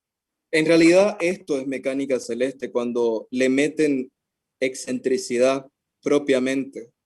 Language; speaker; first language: Spanish; native; Spanish